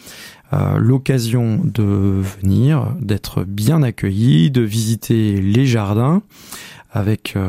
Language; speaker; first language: French; native; French